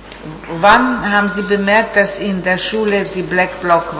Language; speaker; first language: German; non-native, fluent; Italian